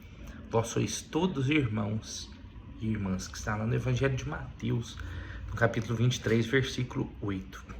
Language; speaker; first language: Portuguese; native; Portuguese